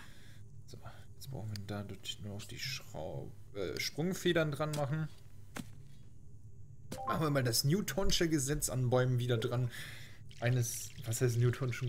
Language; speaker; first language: German; native; German